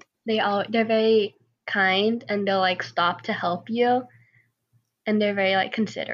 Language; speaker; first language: English; native; English